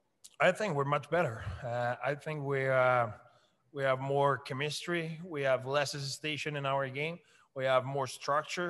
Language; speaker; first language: English; non-native, fluent; French